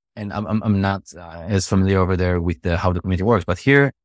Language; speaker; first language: English; non-native, fluent; Hebrew